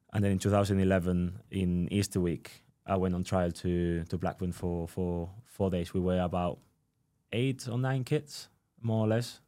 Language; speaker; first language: English; non-native, fluent; Spanish